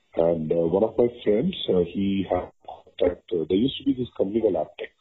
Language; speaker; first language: English; non-native, local second language; Tamil